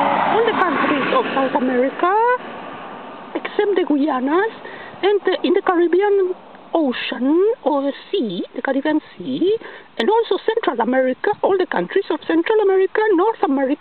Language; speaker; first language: English; non-native, learner; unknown